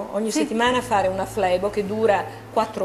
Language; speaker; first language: Italian; native; Italian